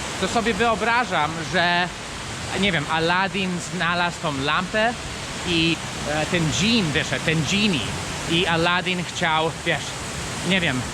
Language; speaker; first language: Polish; non-native, fluent; English